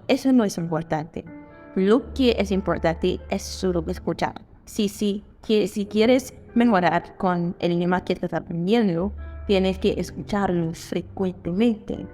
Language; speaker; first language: Spanish; non-native, fluent; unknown